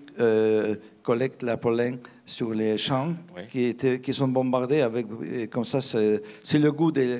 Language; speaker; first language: French; non-native, fluent; Russian